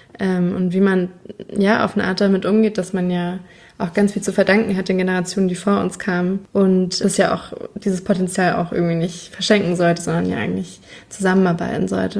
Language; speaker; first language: German; native; German